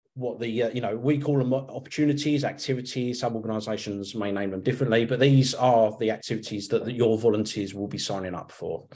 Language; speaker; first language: English; native; English